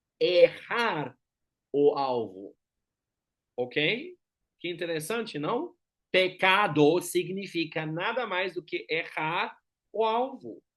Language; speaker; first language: Portuguese; non-native, fluent; German